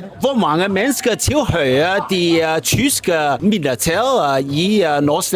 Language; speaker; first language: Danish; non-native, learner; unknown